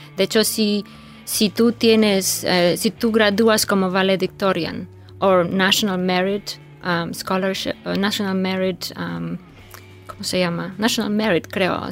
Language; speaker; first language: Spanish; non-native, fluent; Polish